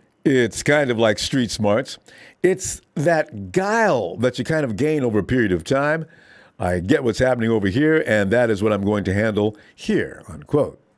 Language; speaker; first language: English; native; English